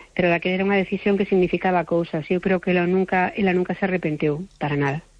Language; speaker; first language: Galician; non-native, local second language; Spanish